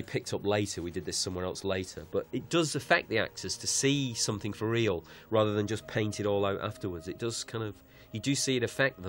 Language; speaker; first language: English; native; English